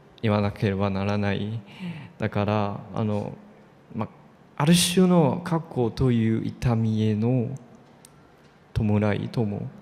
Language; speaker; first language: Japanese; non-native, fluent; Chinese